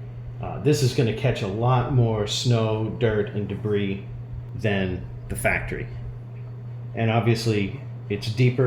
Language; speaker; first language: English; native; English